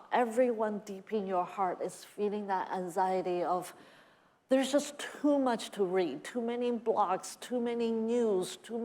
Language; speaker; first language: English; non-native, fluent; Chinese